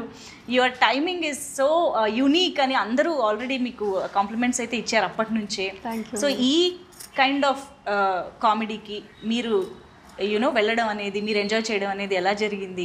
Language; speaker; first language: Telugu; native; Telugu